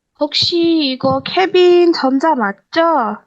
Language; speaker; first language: Korean; non-native, learner; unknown